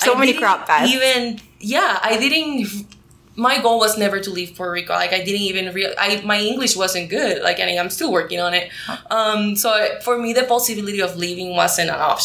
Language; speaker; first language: English; non-native, fluent; Spanish